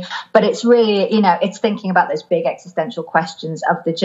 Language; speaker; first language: English; native; English